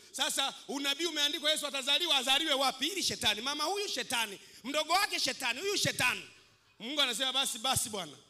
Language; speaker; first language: Swahili; native; Swahili